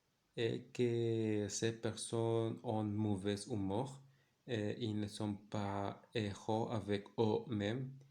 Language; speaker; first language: French; non-native, learner; Spanish